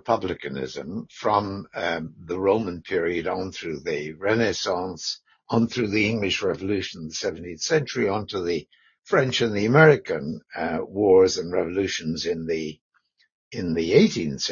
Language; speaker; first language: English; native; English